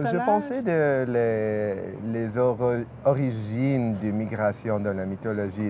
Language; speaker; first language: French; non-native, fluent; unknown